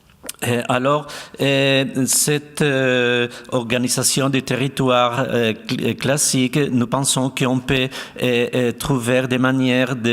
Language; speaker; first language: French; non-native, fluent; Spanish